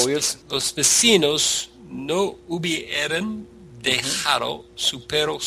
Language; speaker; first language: Spanish; non-native, learner; English